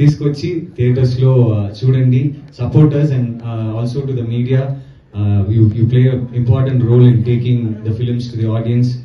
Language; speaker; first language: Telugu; non-native, learner; Tamil